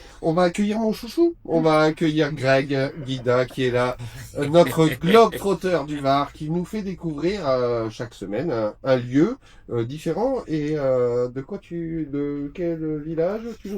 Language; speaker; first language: French; native; French